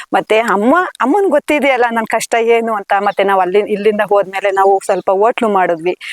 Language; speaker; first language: Kannada; native; Kannada